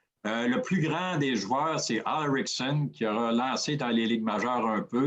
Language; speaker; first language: French; native; French